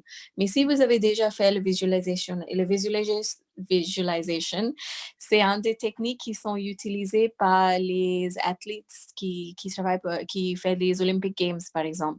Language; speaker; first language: French; non-native, fluent; English